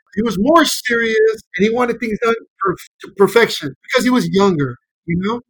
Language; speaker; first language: English; native; English